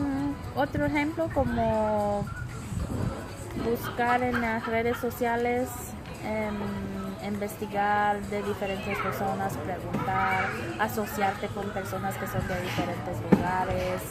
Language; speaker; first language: Spanish; early bilingual, other home language; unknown